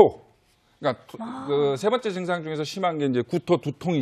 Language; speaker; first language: Korean; native; Korean